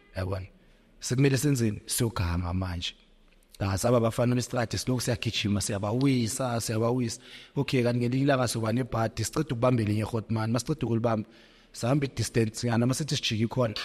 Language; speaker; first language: Zulu; native; Zulu